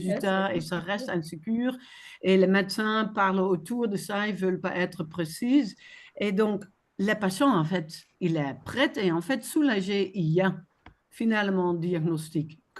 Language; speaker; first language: French; non-native, fluent; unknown